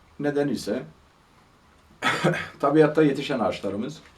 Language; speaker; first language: Turkish; native; Turkish